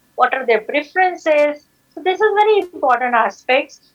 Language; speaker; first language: English; non-native, local second language; Marathi